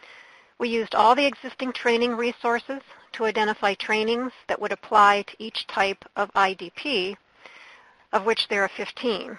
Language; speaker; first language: English; native; English